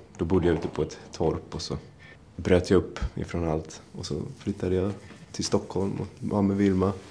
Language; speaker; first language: Swedish; native; Swedish